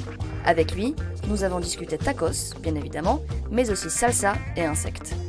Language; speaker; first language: French; native; French